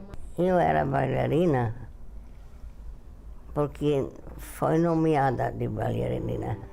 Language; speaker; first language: Portuguese; non-native, fluent; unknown